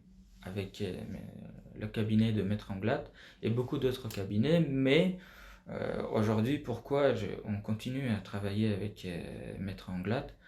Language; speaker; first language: French; non-native, fluent; Persian